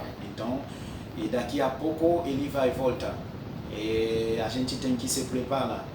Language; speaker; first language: Portuguese; non-native, fluent; French